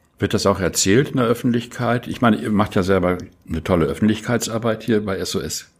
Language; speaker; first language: German; native; German